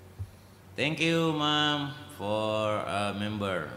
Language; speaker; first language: English; non-native, learner; Indonesian